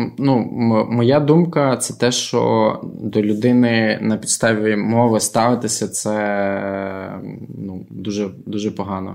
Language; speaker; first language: Ukrainian; non-native, local second language; Russian